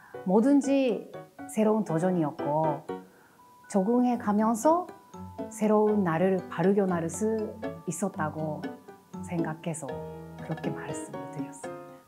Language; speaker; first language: Korean; non-native, fluent; Japanese